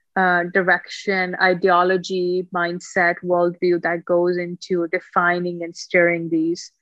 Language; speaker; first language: English; non-native, local second language; Punjabi